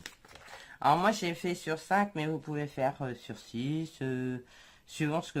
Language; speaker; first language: French; native; French